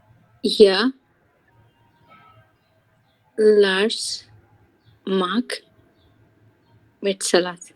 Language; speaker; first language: German; non-native, learner; Bangla